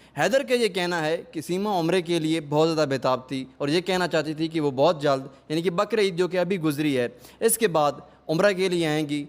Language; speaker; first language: Urdu; non-native, local second language; Punjabi